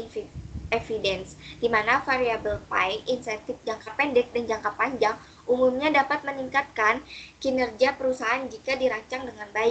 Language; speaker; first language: Indonesian; native; Indonesian